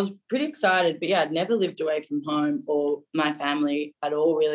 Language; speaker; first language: English; native; English